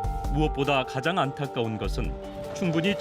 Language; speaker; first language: Korean; native; Korean